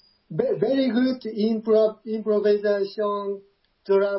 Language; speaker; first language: English; non-native, learner; Japanese